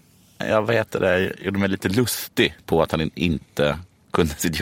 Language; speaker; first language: Swedish; native; Swedish